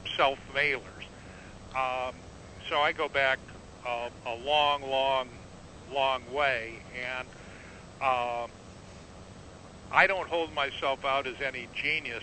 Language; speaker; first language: English; native; English